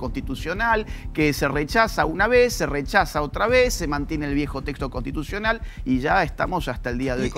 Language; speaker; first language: Spanish; native; Spanish